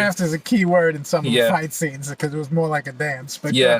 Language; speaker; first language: English; native; English